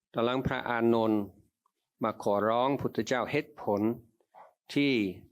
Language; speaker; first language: Thai; non-native, fluent; English